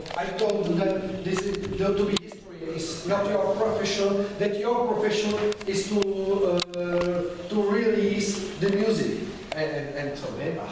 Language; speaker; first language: English; non-native, learner; Czech